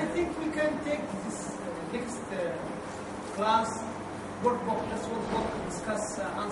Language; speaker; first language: English; non-native, learner; Arabic